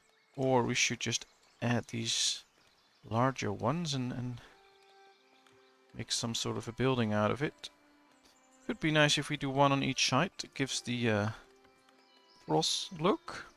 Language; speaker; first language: English; non-native, fluent; Dutch